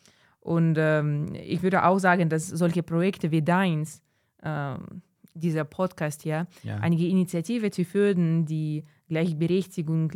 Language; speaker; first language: German; non-native, fluent; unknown